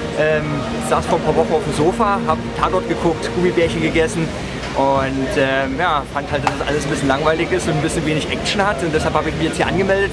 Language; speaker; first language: German; native; German